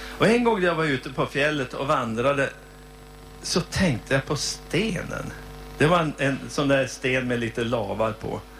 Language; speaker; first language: Swedish; native; Swedish